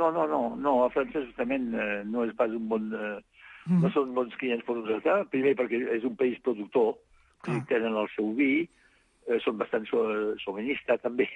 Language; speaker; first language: Catalan; non-native, fluent; French